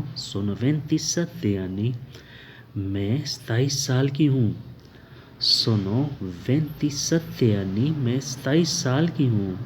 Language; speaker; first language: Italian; non-native, learner; Urdu